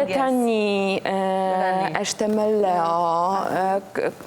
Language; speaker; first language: Albanian; non-native, learner; Polish